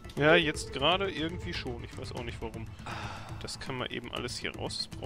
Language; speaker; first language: German; native; German